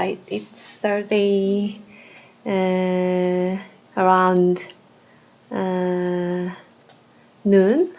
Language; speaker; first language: English; non-native, learner; Korean